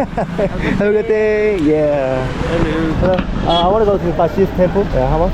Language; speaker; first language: English; non-native, learner; Korean